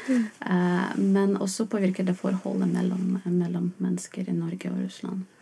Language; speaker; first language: Norwegian; non-native, fluent; Russian